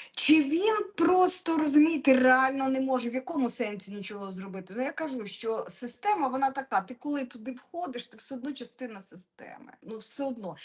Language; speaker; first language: Ukrainian; non-native, local second language; Russian